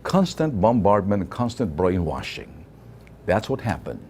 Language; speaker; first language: English; non-native, local second language; Filipino